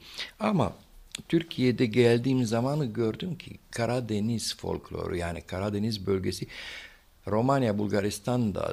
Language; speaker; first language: Turkish; non-native, fluent; Romanian